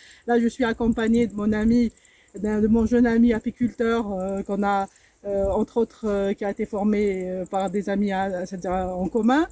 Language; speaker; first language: French; non-native, local second language; Arabic